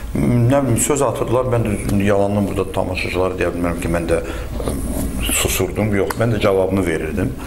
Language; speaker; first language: Azerbaijani; early bilingual, heritage; Azerbaijani